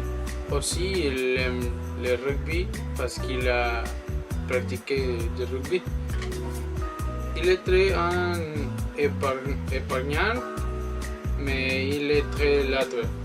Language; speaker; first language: French; non-native, learner; Spanish